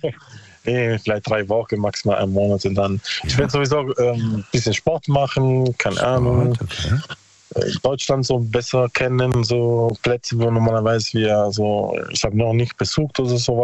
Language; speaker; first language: German; non-native, learner; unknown